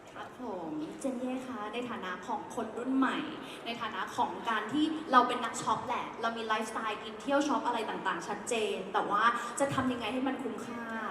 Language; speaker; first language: Thai; native; Thai